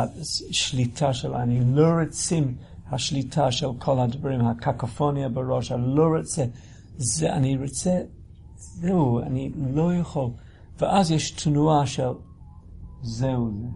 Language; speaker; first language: Hebrew; non-native, fluent; English